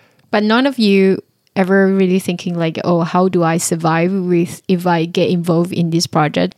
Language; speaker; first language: English; non-native, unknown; Chinese